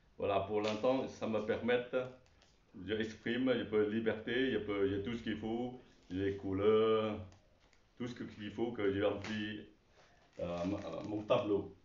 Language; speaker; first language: French; non-native, learner; Chinese